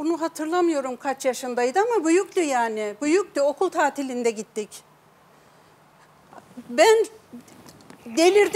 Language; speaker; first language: Turkish; native; Turkish